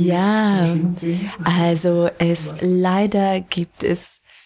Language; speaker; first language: German; non-native, fluent; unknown